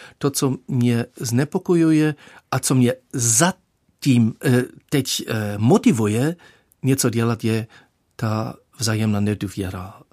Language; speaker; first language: Czech; non-native, fluent; German